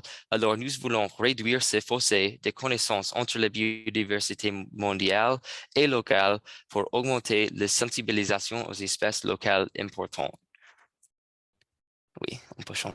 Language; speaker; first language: French; non-native, learner; English